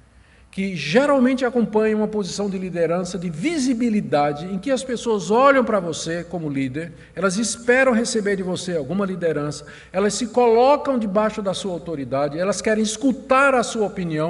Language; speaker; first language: Portuguese; native; Portuguese